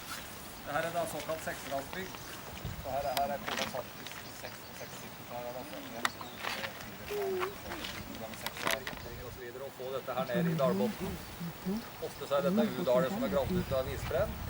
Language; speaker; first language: Norwegian; native; Norwegian